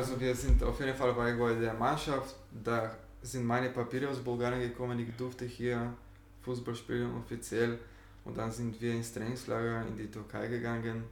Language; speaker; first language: German; non-native, fluent; Bulgarian